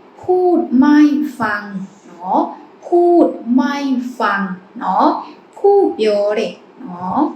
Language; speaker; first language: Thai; non-native, fluent; Burmese